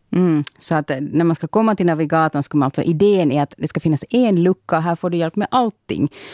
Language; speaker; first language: Swedish; native; Swedish